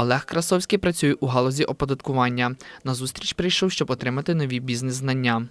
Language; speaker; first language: Ukrainian; native; Ukrainian